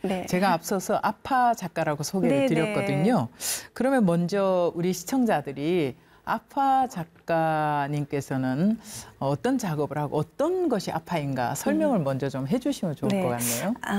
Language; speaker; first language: Korean; native; Korean